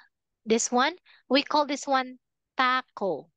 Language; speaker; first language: English; non-native, fluent; Filipino